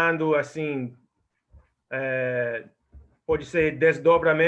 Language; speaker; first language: Portuguese; non-native, fluent; English